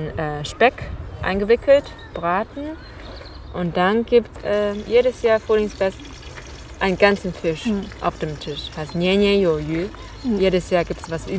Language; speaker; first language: German; non-native, fluent; Chinese